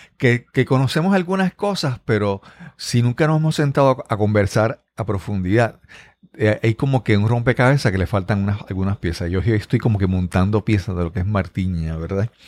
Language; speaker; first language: Spanish; native; Spanish